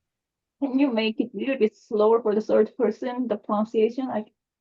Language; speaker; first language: English; non-native, learner; Korean